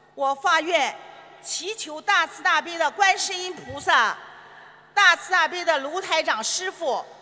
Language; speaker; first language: Chinese; native; Chinese